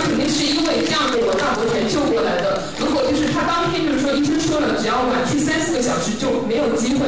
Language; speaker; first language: Chinese; native; Chinese